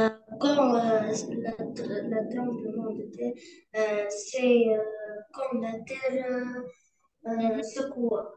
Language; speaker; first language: French; non-native, learner; Arabic